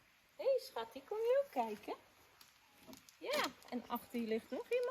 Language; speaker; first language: Dutch; native; Dutch